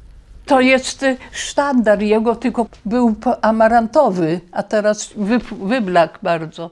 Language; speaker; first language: Polish; early bilingual, heritage; Polish